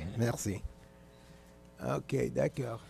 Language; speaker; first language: French; non-native, fluent; Spanish